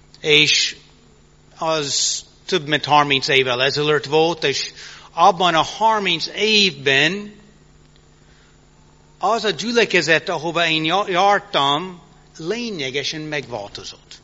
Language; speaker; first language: Hungarian; early bilingual, heritage; English